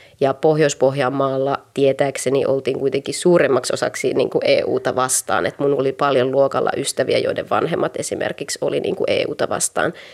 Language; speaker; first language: Finnish; native; Finnish